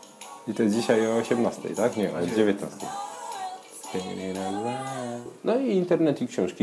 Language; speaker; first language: Polish; native; Polish